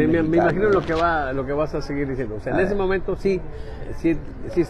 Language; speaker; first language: Spanish; native; Spanish